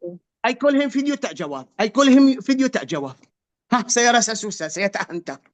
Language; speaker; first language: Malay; non-native, fluent; Arabic